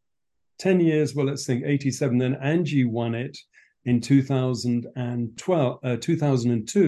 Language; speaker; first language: English; native; English